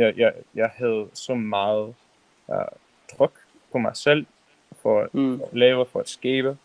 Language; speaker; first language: Danish; non-native, learner; English